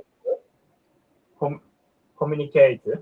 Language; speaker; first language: English; non-native, learner; Japanese